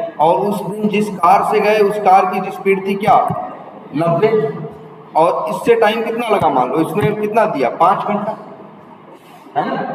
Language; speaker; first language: Hindi; native; Hindi